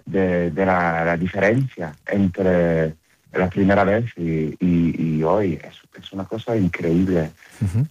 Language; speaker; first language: Spanish; non-native, learner; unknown